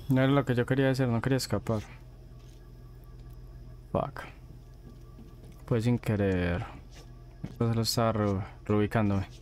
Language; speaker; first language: Spanish; native; Spanish